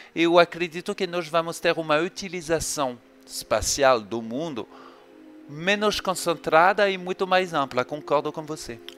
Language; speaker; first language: Portuguese; non-native, fluent; French